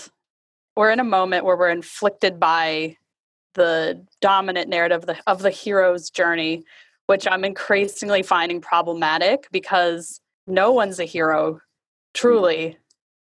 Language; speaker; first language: English; native; English